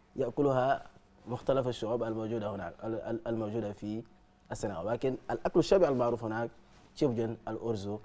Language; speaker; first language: Arabic; non-native, fluent; Wolof